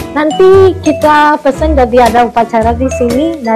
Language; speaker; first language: Indonesian; non-native, learner; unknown